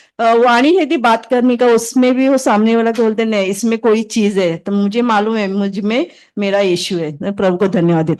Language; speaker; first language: Hindi; native; Hindi